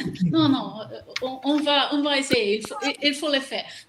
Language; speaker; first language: French; non-native, learner; Portuguese